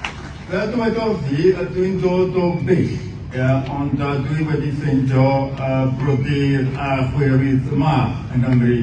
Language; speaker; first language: Welsh; non-native, fluent; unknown